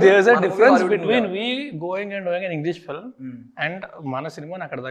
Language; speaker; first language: Telugu; native; Telugu